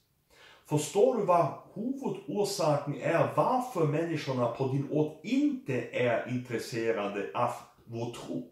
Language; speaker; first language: Swedish; non-native, fluent; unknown